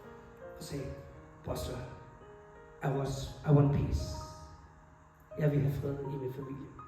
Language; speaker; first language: Danish; non-native, fluent; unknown